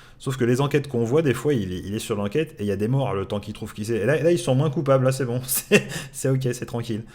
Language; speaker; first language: French; native; French